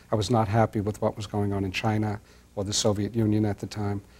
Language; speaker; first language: English; native; English